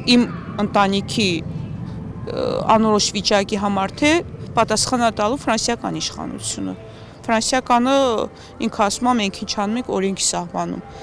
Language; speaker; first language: Armenian; native; Armenian